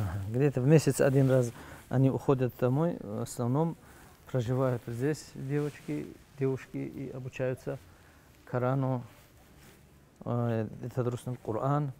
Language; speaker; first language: Russian; native; Russian